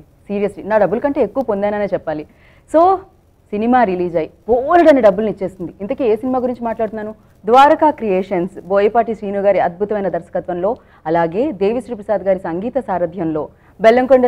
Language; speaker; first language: Telugu; native; Telugu